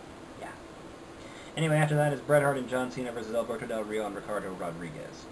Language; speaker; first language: English; native; English